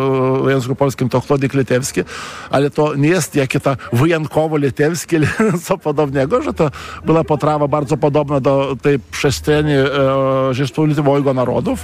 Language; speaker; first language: Polish; non-native, fluent; Lithuanian